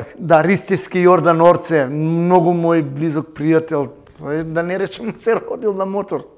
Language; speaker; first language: Macedonian; native; Macedonian